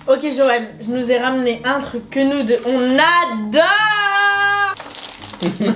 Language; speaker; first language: French; early bilingual, heritage; French